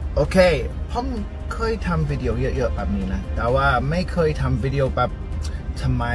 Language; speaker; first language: Thai; non-native, learner; English